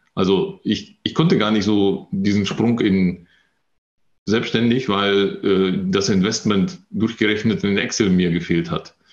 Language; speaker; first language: German; early bilingual, other home language; Russian